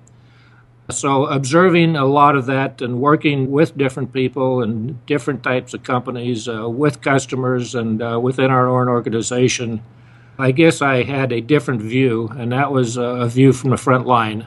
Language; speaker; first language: English; native; English